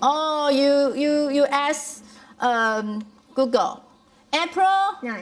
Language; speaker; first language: English; non-native, fluent; Chinese